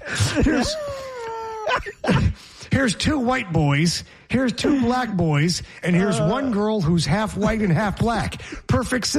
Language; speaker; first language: English; native; English